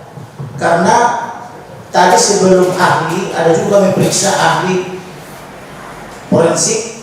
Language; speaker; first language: Indonesian; native; Indonesian